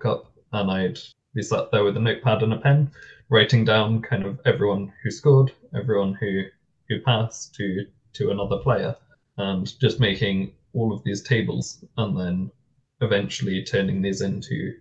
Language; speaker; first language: English; native; English